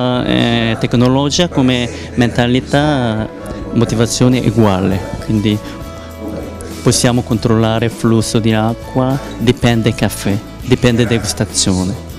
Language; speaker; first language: Italian; non-native, learner; Korean